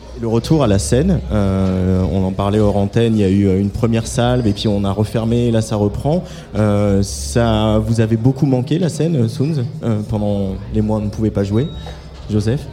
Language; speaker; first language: French; native; French